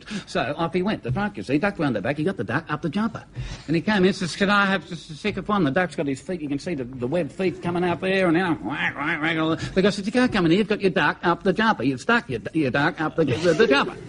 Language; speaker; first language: English; native; English